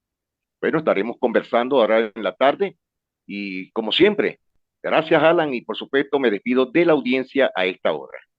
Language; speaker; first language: Spanish; native; Spanish